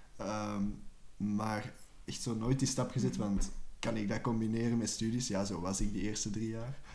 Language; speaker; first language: Dutch; native; Dutch